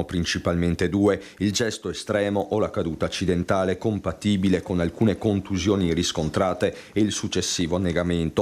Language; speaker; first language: Italian; native; Italian